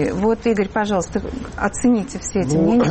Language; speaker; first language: Russian; native; Russian